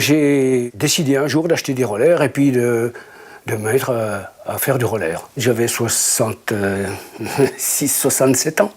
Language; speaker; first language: French; native; French